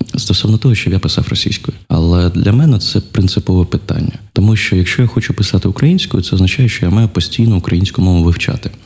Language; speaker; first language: Ukrainian; non-native, local second language; Russian